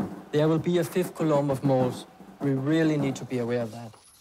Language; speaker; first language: English; non-native, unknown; Danish